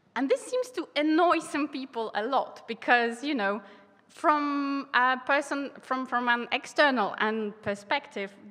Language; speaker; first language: English; non-native, fluent; Polish